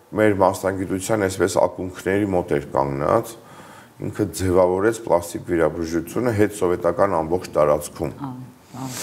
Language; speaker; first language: Armenian; native; Armenian